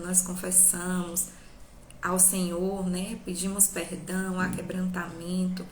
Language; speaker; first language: Portuguese; native; Portuguese